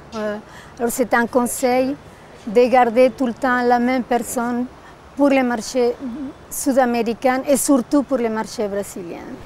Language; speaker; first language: French; non-native, fluent; Portuguese